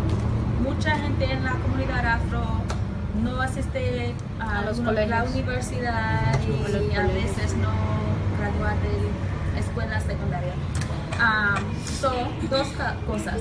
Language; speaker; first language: Spanish; non-native, learner; English